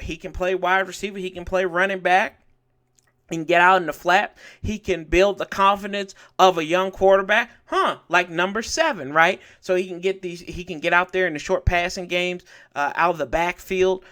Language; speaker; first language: English; native; English